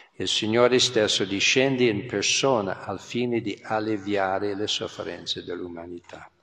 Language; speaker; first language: Italian; non-native, fluent; English